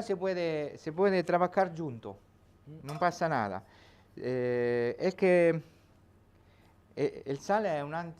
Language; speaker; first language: Spanish; non-native, learner; Italian